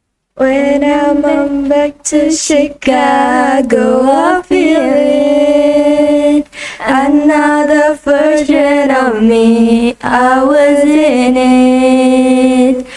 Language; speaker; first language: English; non-native, learner; Indonesian